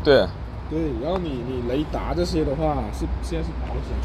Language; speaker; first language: Chinese; native; Chinese